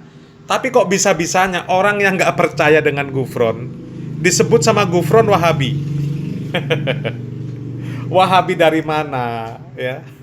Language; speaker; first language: Indonesian; native; Indonesian